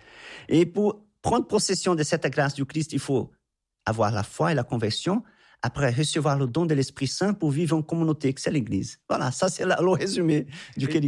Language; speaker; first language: French; non-native, fluent; Portuguese